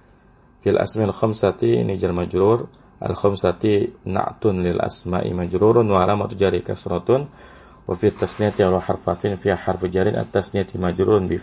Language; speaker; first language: Arabic; non-native, fluent; Indonesian